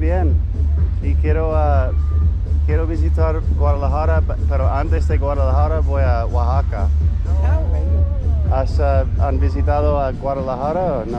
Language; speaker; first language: Spanish; non-native, learner; English